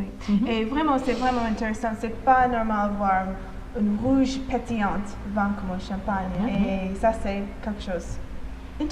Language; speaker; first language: French; non-native, fluent; English